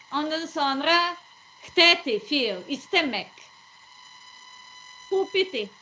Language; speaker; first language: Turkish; non-native, learner; Serbian